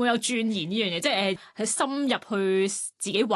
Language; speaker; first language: Cantonese; native; Cantonese